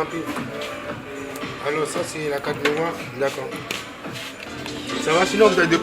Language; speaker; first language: French; native; French